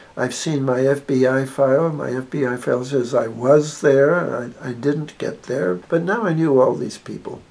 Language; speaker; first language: English; native; English